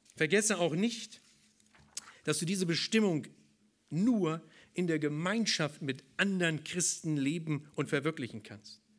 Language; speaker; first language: German; native; German